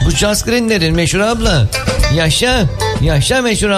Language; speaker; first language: Turkish; native; Turkish